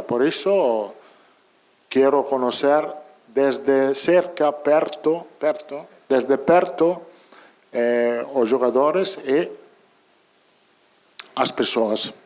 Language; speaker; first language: Portuguese; non-native, learner; Italian